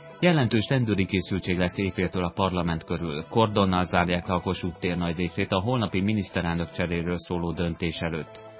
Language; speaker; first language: Hungarian; native; Hungarian